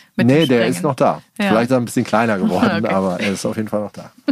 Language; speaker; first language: German; native; German